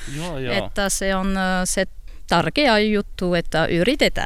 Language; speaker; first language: Finnish; non-native, learner; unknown